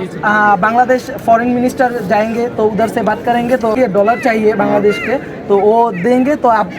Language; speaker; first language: Hindi; non-native, learner; Bangla